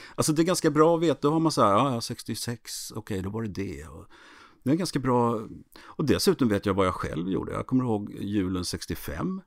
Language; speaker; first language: Swedish; native; Swedish